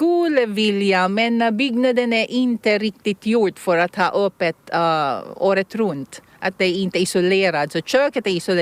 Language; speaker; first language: Swedish; non-native, fluent; Filipino